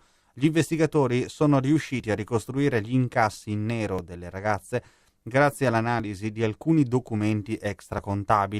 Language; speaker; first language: Italian; native; Italian